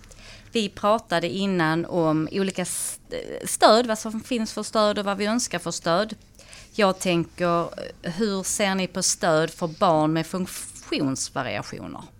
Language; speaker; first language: Swedish; native; Swedish